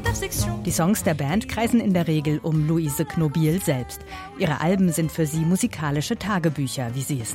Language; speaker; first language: German; native; German